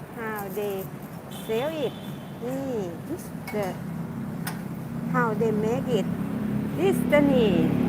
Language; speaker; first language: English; non-native, learner; Thai